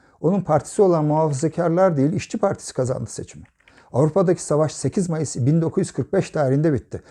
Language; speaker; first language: Turkish; native; Turkish